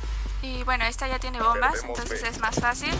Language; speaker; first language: Spanish; native; Spanish